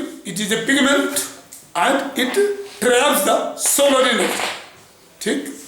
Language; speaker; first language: English; non-native, local second language; Hindi